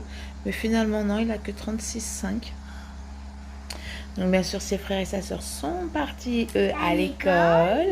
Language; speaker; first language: French; native; French